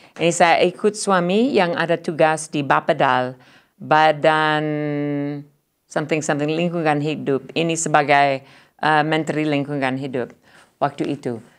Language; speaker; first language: Indonesian; non-native, learner; English